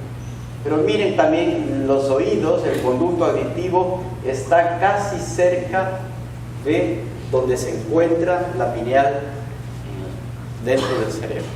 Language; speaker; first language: Spanish; native; Spanish